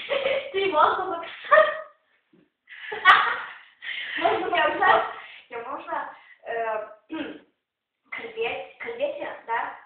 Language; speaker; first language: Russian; non-native, learner; Lithuanian